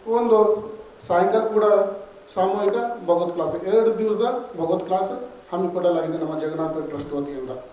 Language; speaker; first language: Kannada; native; Kannada